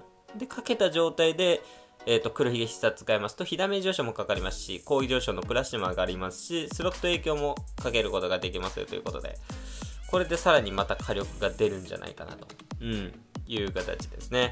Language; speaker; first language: Japanese; native; Japanese